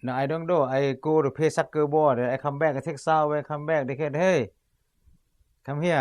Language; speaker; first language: English; non-native, learner; Lao